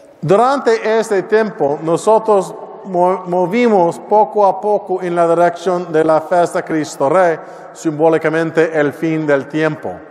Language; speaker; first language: Spanish; non-native, learner; English